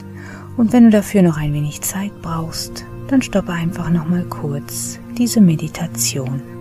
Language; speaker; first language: German; native; German